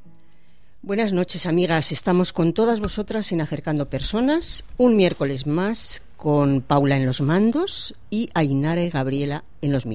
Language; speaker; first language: Spanish; native; Spanish